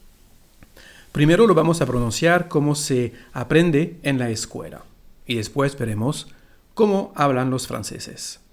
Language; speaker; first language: Spanish; non-native, fluent; French